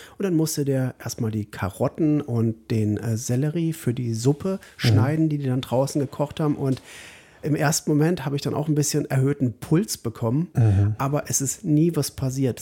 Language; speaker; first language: German; native; German